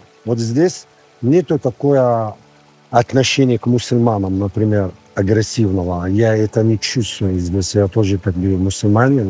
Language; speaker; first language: Russian; non-native, fluent; Arabic